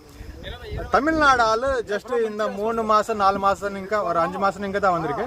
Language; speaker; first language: Tamil; non-native, learner; Telugu